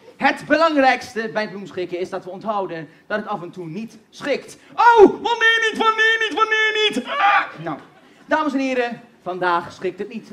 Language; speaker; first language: Dutch; native; Dutch